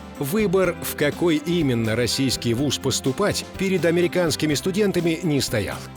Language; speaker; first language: Russian; native; Russian